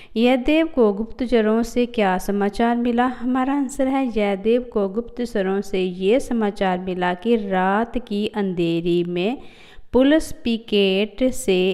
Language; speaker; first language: Hindi; non-native, local second language; Punjabi